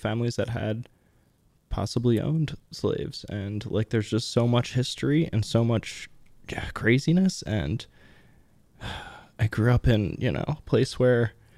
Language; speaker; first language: English; native; English